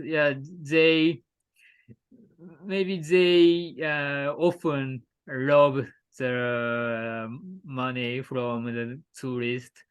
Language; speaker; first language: English; non-native, learner; Japanese